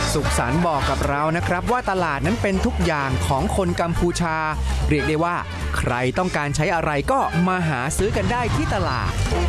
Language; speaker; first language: Thai; native; Thai